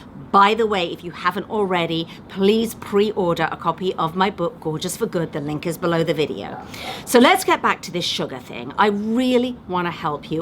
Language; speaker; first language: English; native; English